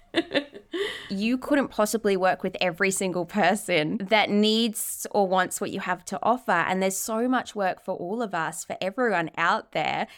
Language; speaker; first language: English; native; English